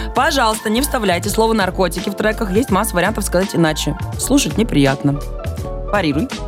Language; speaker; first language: Russian; native; Russian